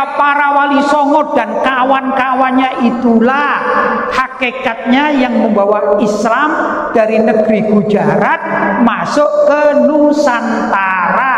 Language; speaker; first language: Indonesian; native; Indonesian